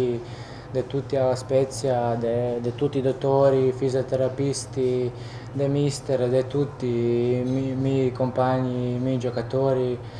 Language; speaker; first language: Italian; non-native, learner; Croatian